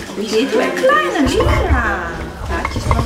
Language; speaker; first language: Dutch; non-native, learner; Chinese